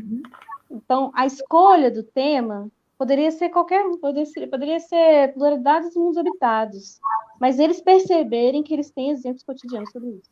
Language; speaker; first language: Portuguese; native; Portuguese